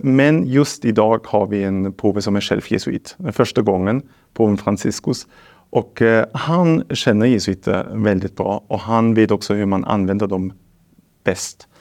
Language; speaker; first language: Swedish; non-native, fluent; German